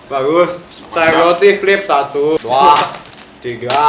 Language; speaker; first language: Indonesian; non-native, learner; English